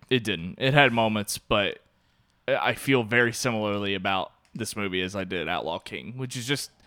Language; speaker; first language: English; native; English